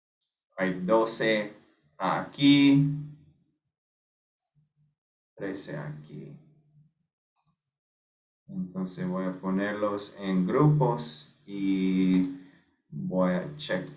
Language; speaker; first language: Spanish; non-native, fluent; English